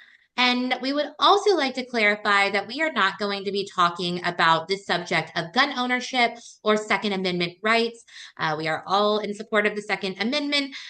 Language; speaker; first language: English; native; English